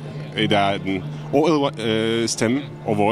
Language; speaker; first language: Danish; non-native, fluent; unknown